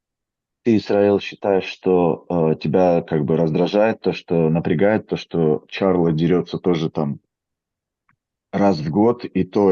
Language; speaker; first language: Russian; native; Russian